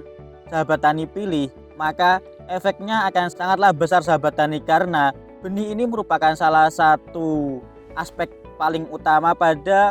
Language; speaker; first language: Indonesian; native; Indonesian